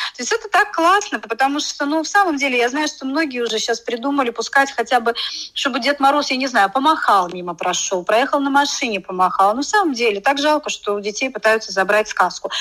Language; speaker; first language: Russian; native; Russian